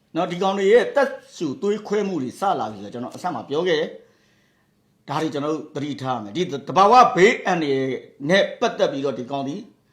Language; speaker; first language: Burmese; native; Burmese